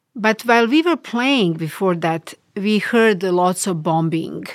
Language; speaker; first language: English; non-native, fluent; Bosnian